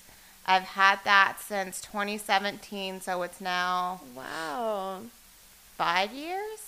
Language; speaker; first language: English; native; English